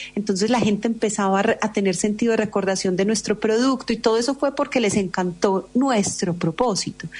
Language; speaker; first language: Spanish; native; Spanish